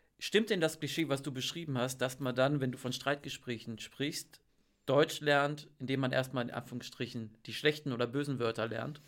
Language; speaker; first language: German; native; German